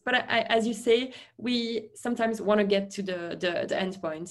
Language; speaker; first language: English; non-native, fluent; French